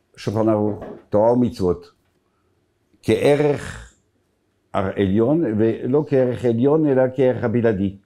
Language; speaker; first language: Hebrew; non-native, fluent; French